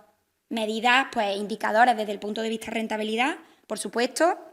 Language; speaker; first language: Spanish; native; Spanish